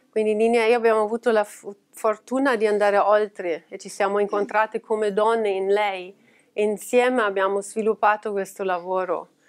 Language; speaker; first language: Italian; non-native, fluent; German